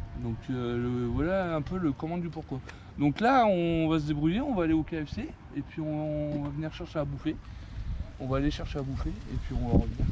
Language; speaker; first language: French; native; French